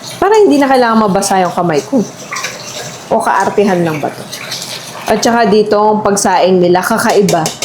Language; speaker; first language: Filipino; native; Filipino